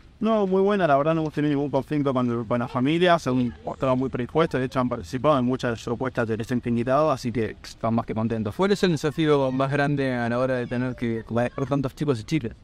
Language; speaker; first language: Spanish; native; Spanish